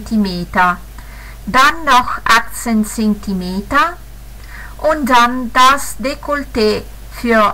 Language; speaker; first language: German; non-native, fluent; Italian